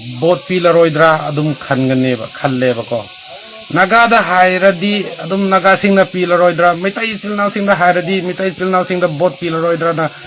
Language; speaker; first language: Manipuri; native; Manipuri